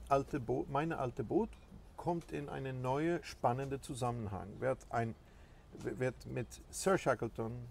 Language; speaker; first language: German; non-native, fluent; Swedish